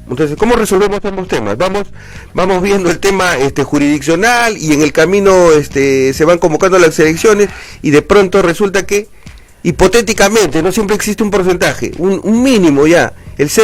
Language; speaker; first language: Spanish; native; Spanish